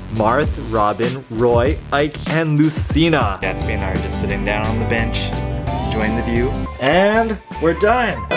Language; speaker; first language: English; native; English